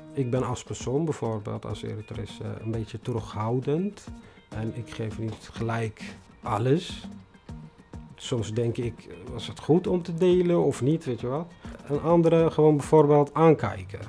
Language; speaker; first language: Dutch; non-native, fluent; Tigrinya